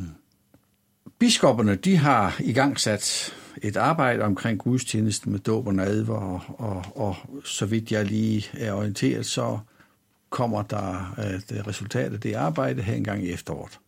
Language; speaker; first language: Danish; native; Danish